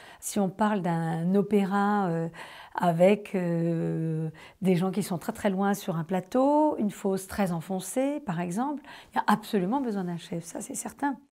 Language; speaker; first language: French; native; French